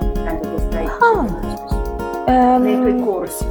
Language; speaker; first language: Italian; native; Italian